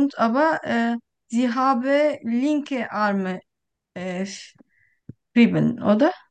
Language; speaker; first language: German; non-native, learner; Turkish